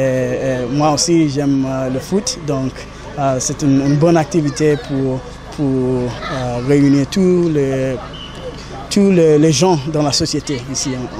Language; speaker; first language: French; non-native, learner; English